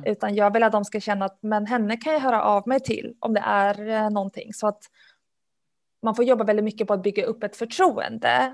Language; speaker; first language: Swedish; early bilingual, other home language; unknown